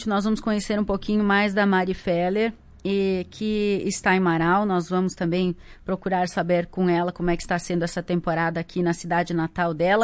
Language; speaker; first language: Portuguese; native; Portuguese